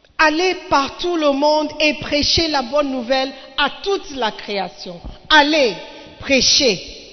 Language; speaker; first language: French; non-native, fluent; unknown